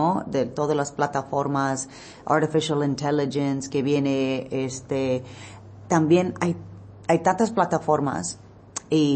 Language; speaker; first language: Spanish; early bilingual, heritage; English